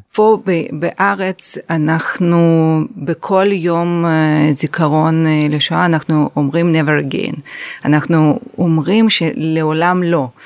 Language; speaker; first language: Hebrew; non-native, fluent; Russian